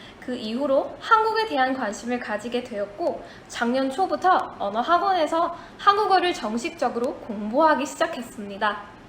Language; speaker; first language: Korean; non-native, fluent; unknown